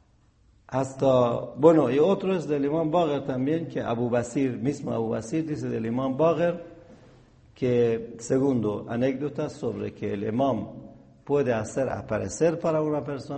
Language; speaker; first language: Spanish; non-native, fluent; Persian